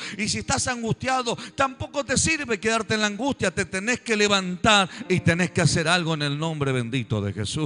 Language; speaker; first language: Spanish; native; Spanish